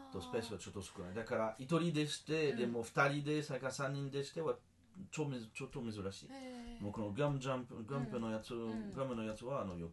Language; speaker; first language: Japanese; non-native, learner; French